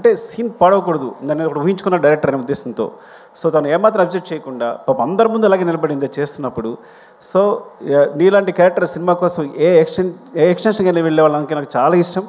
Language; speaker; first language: Telugu; native; Telugu